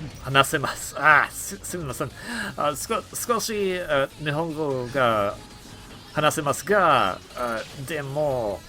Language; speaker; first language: Japanese; non-native, learner; English